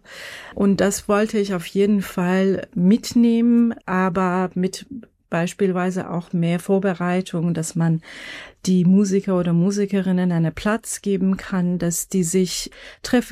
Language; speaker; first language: German; non-native, fluent; Persian